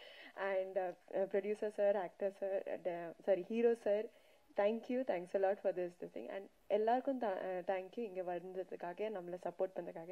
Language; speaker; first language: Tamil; non-native, local second language; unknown